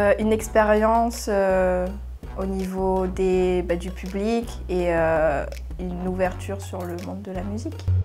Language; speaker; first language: French; native; French